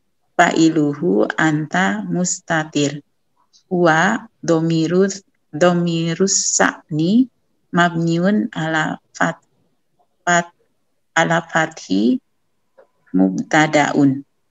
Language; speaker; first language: Arabic; non-native, learner; Indonesian